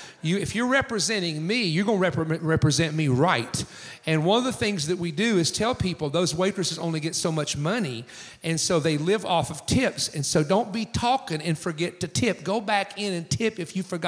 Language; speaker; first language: English; native; English